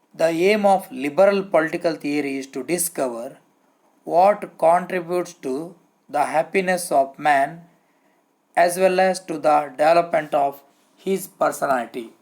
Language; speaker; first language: English; non-native, local second language; Kannada